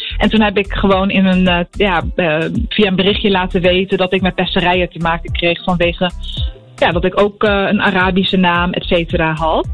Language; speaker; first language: Dutch; early bilingual, other home language; Arabic